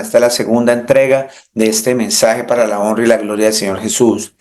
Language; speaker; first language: Spanish; native; Spanish